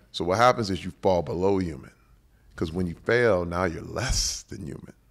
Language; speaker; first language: English; native; English